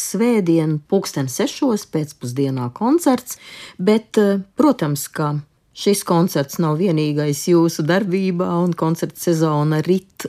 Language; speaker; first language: Latvian; native; Latvian